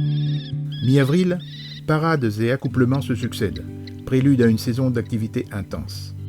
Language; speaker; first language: French; native; French